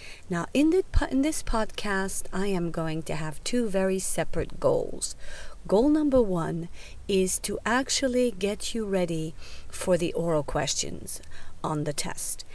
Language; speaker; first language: English; native; English